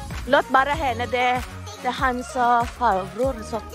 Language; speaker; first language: Swedish; non-native, learner; Filipino